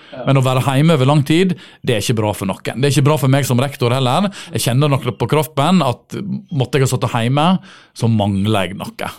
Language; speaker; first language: Norwegian; native; Norwegian